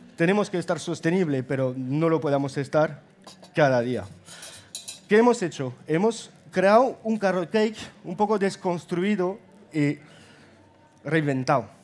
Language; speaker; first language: Spanish; non-native, fluent; German